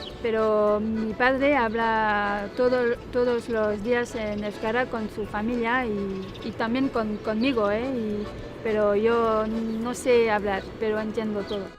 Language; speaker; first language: Spanish; non-native, fluent; French